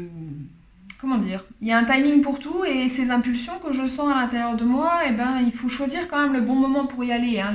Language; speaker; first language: French; native; French